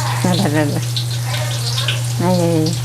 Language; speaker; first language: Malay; non-native, local second language; Javanese